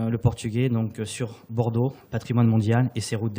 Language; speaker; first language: French; native; French